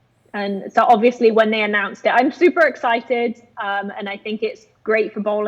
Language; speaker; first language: English; native; English